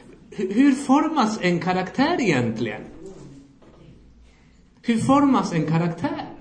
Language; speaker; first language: Swedish; non-native, fluent; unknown